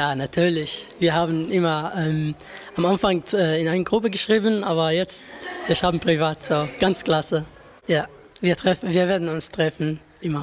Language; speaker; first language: German; non-native, learner; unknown